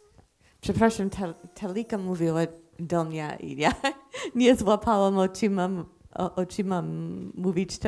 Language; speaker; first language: Polish; non-native, fluent; English